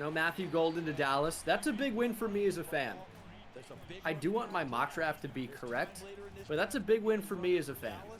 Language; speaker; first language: English; native; English